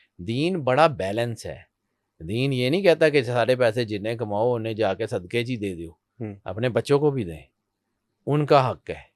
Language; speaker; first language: Urdu; non-native, local second language; Punjabi